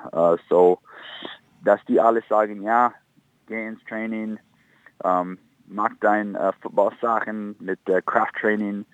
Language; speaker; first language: German; non-native, fluent; English